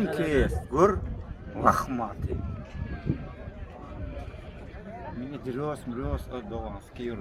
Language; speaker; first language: Russian; non-native, local second language; Turkmen